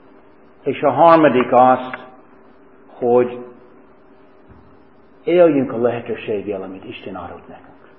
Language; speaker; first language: Hungarian; non-native, fluent; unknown